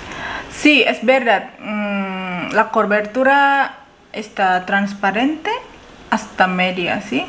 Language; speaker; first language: Spanish; non-native, learner; Indonesian